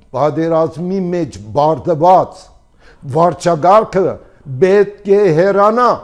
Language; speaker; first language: Armenian; early bilingual, heritage; Armenian